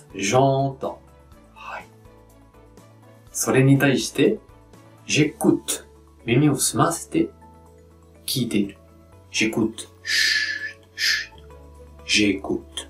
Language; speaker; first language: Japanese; non-native, fluent; French